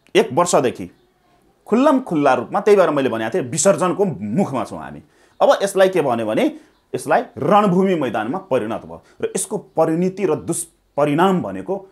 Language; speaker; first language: Nepali; non-native, local second language; Maithili